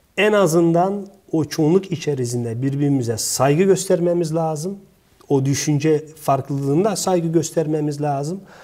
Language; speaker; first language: Turkish; early bilingual, heritage; Turkish